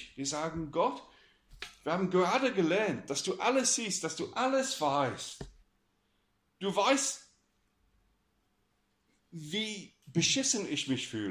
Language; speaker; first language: German; non-native, fluent; English